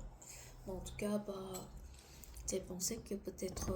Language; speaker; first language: French; non-native, learner; Korean